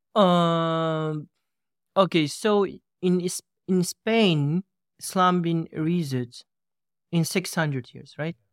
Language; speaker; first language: English; non-native, fluent; Uyghur